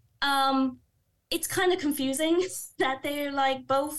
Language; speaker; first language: English; native; English